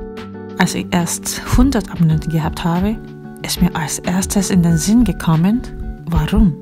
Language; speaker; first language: German; non-native, fluent; Korean